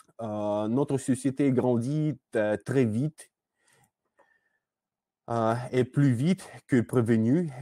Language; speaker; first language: French; non-native, learner; Russian